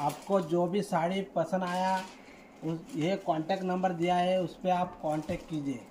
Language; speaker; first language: Hindi; non-native, local second language; Marathi